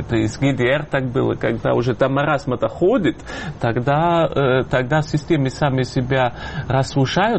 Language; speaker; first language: Russian; non-native, fluent; German